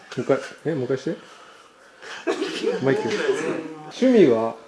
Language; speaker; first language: Japanese; native; Japanese